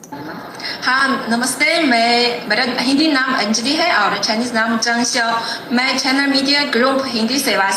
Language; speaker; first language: Hindi; non-native, fluent; Chinese